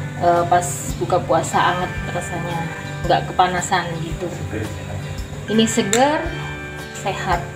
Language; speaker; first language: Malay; non-native, local second language; Madurese